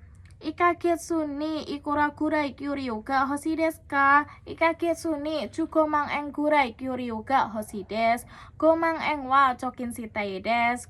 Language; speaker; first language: Japanese; non-native, learner; Indonesian